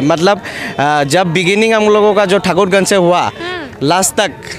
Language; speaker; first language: Hindi; non-native, local second language; Assamese